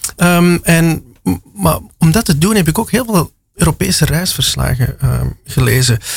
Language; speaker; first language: Dutch; native; Dutch